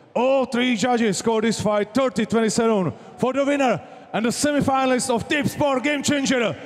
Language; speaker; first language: English; non-native, fluent; Czech